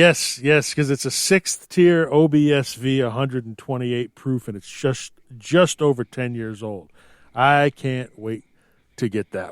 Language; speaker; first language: English; native; English